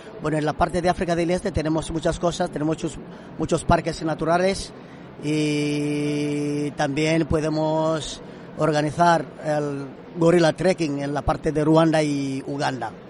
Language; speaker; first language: Spanish; non-native, fluent; Swahili